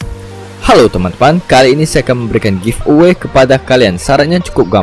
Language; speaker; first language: Indonesian; native; Indonesian